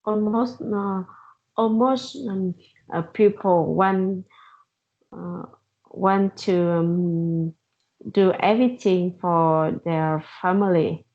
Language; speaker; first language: English; non-native, learner; Vietnamese